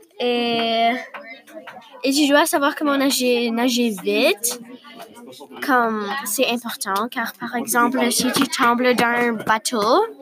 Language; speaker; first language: French; non-native, learner; English